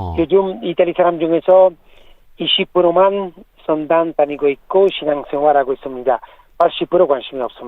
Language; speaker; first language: Korean; non-native, learner; Italian